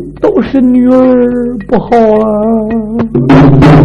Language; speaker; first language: Chinese; native; Chinese